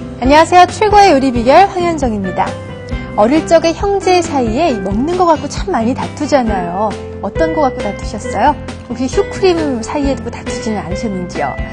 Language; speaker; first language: Korean; native; Korean